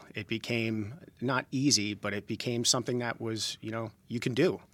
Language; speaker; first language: English; native; English